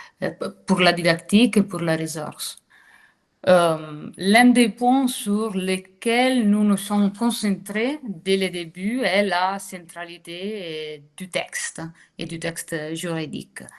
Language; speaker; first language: French; non-native, fluent; Italian